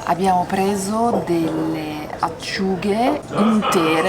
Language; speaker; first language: Italian; native; Italian